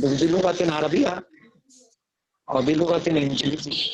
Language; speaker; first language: Arabic; non-native, fluent; Bangla